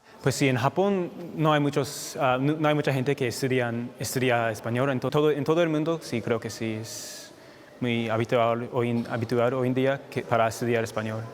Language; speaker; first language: Spanish; non-native, fluent; Japanese